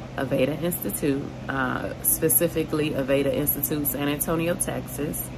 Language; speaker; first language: English; native; English